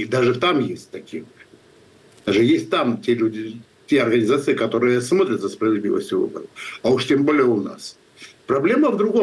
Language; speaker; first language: Russian; non-native, fluent; Georgian